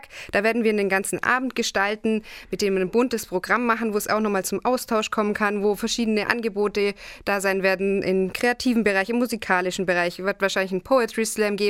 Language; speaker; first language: German; native; German